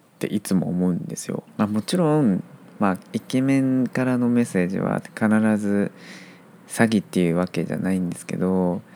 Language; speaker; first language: Japanese; non-native, fluent; Chinese